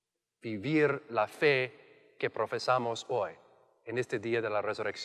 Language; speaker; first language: Spanish; non-native, learner; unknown